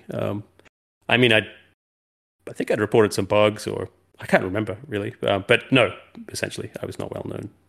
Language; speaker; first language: English; native; English